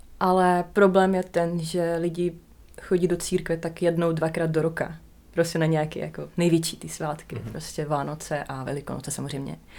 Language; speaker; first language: Czech; non-native, fluent; Russian